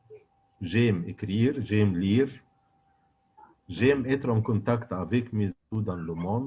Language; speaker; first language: French; non-native, fluent; Arabic